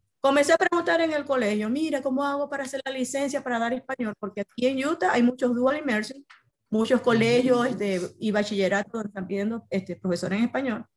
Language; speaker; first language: Spanish; native; Spanish